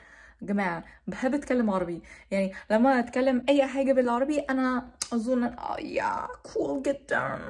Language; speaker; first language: Arabic; non-native, learner; English